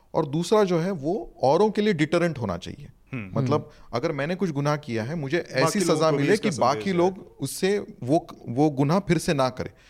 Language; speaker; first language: Hindi; non-native, local second language; Marathi